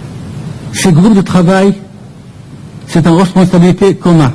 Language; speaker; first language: French; non-native, fluent; Persian